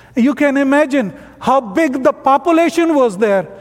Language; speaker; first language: English; non-native, local second language; Hindi